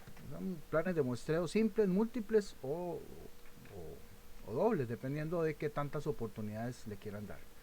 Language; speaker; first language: Spanish; native; Spanish